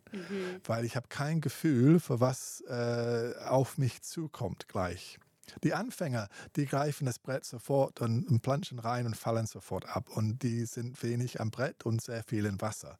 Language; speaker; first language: German; non-native, fluent; English